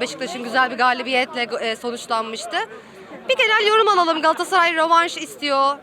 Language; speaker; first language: Turkish; native; Turkish